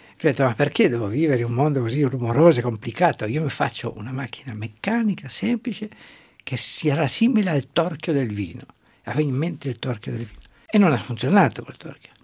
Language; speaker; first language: Italian; non-native, local second language; German